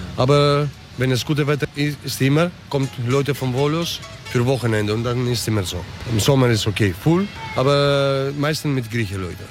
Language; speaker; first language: German; early bilingual, other home language; Greek